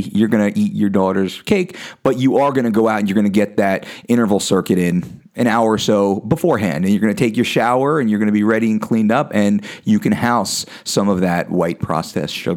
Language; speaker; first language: English; native; English